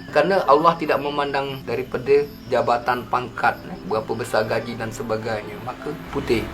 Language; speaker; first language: Malay; native; Malay